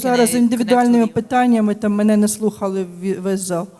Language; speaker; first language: Ukrainian; native; Ukrainian